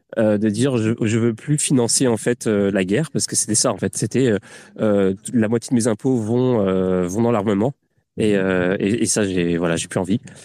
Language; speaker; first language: French; native; French